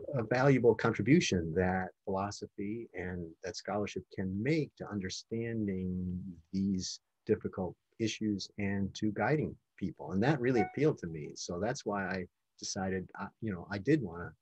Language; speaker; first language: English; native; English